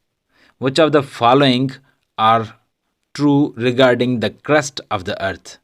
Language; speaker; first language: English; non-native, local second language; Urdu